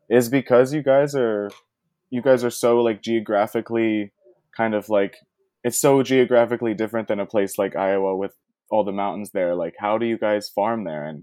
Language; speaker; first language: English; native; English